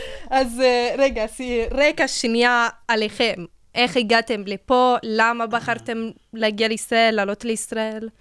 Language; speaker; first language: Hebrew; non-native, fluent; Italian